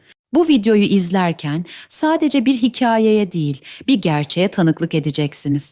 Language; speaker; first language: Turkish; native; Turkish